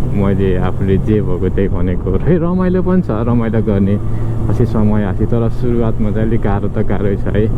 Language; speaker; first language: Nepali; native; Nepali